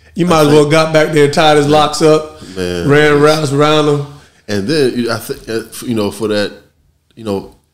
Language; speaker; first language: English; native; English